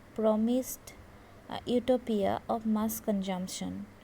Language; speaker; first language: English; non-native, local second language; Assamese